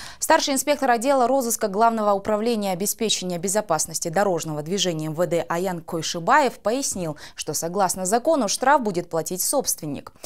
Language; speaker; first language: Russian; non-native, local second language; Kyrgyz